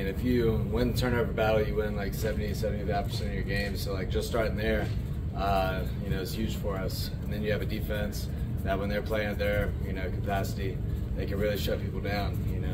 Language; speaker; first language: English; native; English